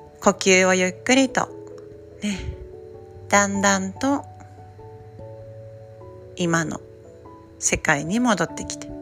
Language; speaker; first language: Japanese; native; Japanese